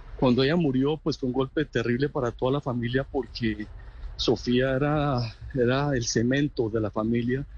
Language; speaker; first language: Spanish; native; Spanish